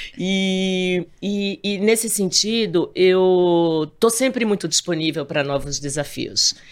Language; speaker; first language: Portuguese; native; Portuguese